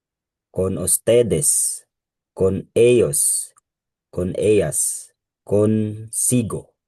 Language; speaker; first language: Spanish; non-native, learner; Filipino